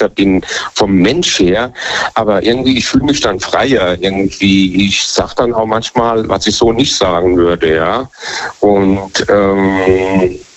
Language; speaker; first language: German; native; German